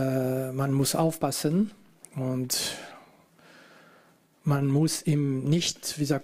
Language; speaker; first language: German; non-native, fluent; French